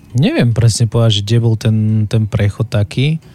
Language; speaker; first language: Slovak; native; Slovak